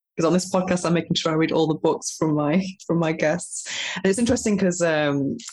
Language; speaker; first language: English; native; English